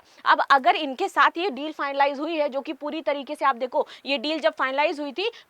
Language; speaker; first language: Hindi; native; Hindi